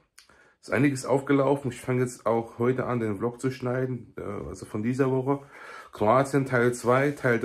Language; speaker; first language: German; native; German